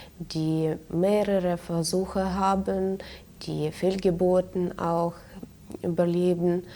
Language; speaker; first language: German; non-native, fluent; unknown